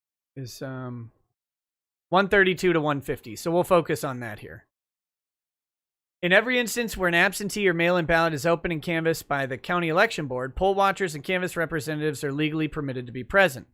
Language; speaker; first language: English; native; English